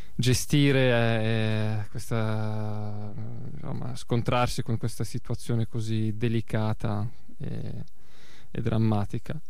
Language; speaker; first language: Italian; early bilingual, other home language; Russian